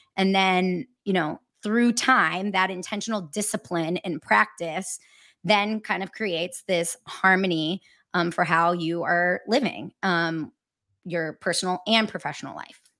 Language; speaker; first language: English; native; English